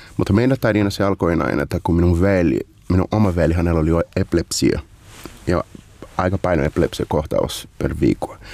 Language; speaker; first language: Finnish; non-native, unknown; Portuguese